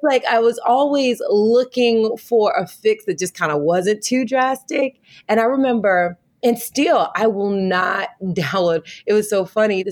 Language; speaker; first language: English; native; English